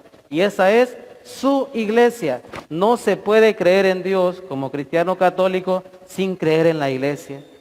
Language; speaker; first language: Spanish; native; Spanish